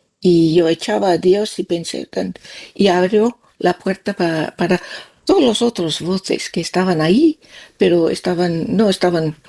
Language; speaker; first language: Spanish; non-native, learner; Danish